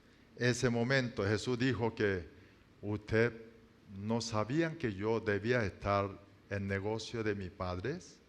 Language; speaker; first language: Spanish; non-native, learner; Korean